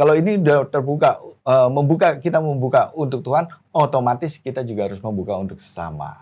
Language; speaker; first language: Indonesian; native; Indonesian